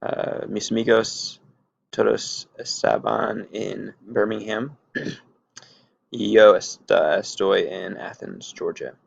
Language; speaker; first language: Spanish; non-native, learner; English